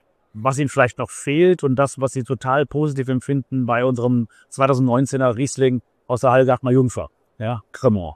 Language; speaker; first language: German; native; German